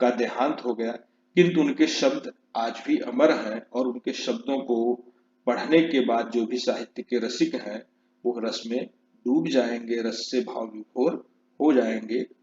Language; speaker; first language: Hindi; native; Hindi